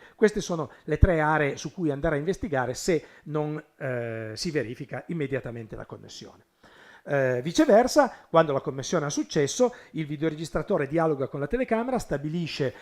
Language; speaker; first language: Italian; native; Italian